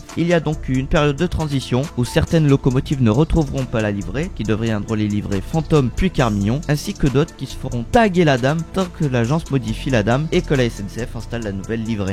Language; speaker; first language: French; native; French